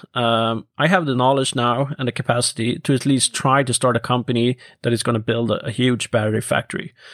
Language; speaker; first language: English; non-native, fluent; Swedish